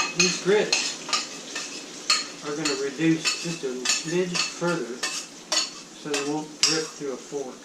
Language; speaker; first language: English; native; English